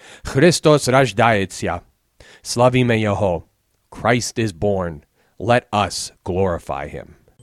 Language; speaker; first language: English; native; English